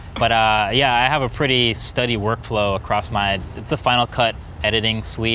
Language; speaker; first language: English; native; English